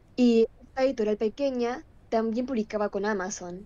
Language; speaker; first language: Spanish; native; Spanish